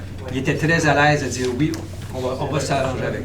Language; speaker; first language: French; native; French